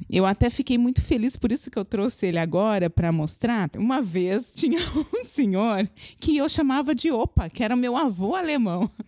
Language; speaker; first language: Portuguese; native; Portuguese